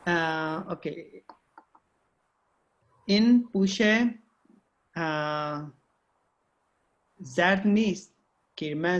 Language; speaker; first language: Persian; non-native, learner; Urdu